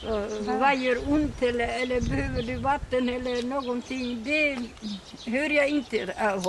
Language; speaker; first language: Swedish; early bilingual, heritage; Swedish